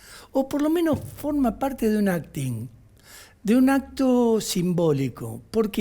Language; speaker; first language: Spanish; native; Spanish